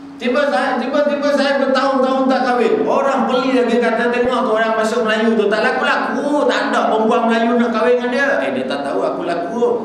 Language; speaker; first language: Malay; non-native, local second language; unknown